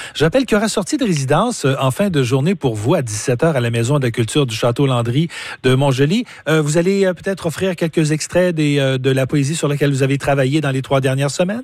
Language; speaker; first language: French; native; French